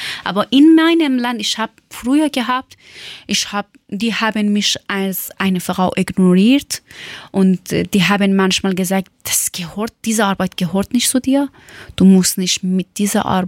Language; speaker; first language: German; non-native, learner; Persian